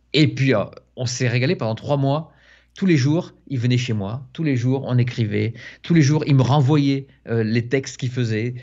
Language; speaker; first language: French; native; French